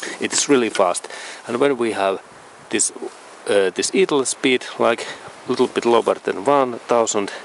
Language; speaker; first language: English; non-native, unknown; Finnish